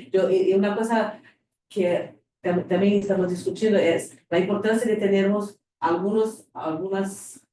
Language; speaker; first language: Spanish; non-native, fluent; Portuguese